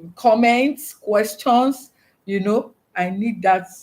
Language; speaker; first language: English; non-native, local second language; Yoruba